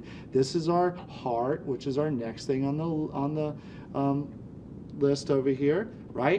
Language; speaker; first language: English; native; English